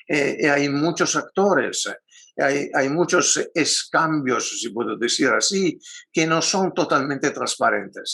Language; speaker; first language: Spanish; non-native, fluent; Italian